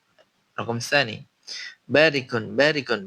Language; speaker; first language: Arabic; non-native, fluent; Indonesian